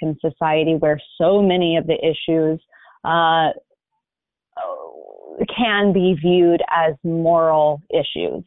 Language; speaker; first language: English; native; English